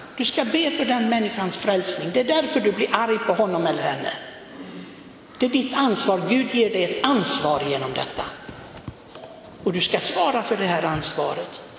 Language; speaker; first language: Swedish; non-native, fluent; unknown